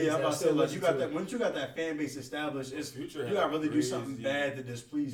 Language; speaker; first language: English; native; English